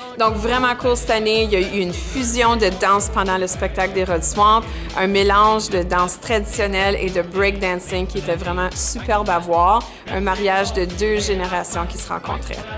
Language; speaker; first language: French; native; French